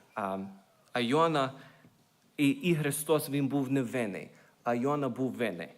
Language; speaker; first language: Ukrainian; early bilingual, heritage; Ukrainian